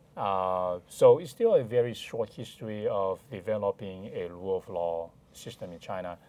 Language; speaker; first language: English; non-native, fluent; Chinese